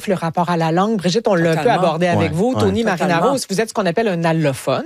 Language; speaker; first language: French; native; French